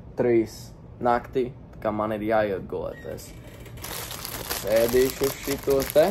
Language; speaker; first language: Latvian; early bilingual, heritage; Latvian